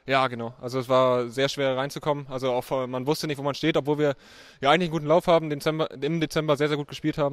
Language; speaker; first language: German; native; German